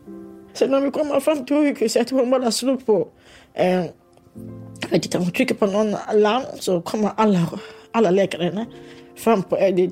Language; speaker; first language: Swedish; non-native, learner; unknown